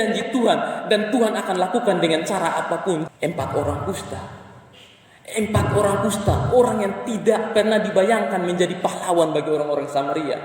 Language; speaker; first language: Indonesian; non-native, local second language; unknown